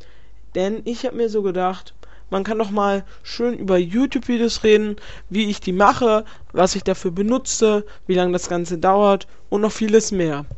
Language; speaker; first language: German; native; German